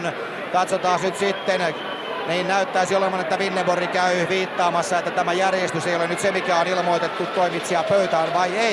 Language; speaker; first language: Finnish; native; Finnish